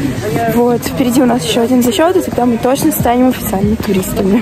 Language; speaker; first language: Russian; native; Russian